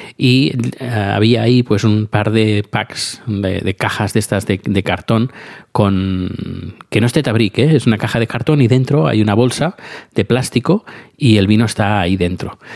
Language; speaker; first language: Spanish; native; Spanish